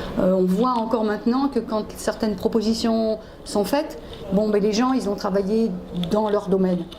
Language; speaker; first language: French; native; French